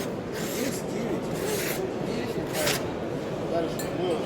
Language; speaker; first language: Russian; native; Russian